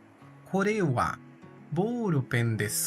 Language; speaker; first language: Japanese; non-native, fluent; Portuguese